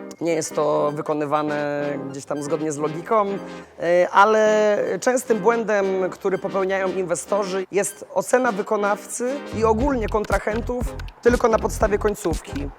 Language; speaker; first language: Polish; native; Polish